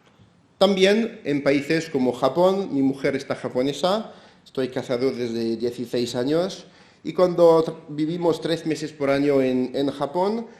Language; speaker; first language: Spanish; non-native, fluent; French